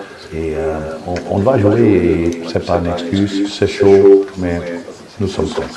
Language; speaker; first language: French; non-native, fluent; Dutch